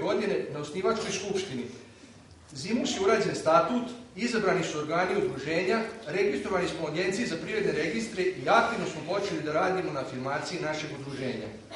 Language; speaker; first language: Serbian; native; Serbian